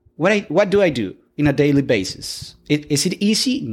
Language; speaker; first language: English; non-native, fluent; Spanish